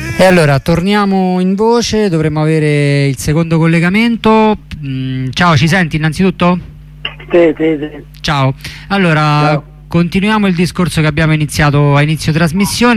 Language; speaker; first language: Italian; native; Italian